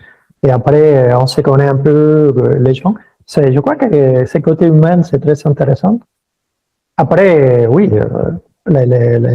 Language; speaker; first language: French; early bilingual, other home language; Spanish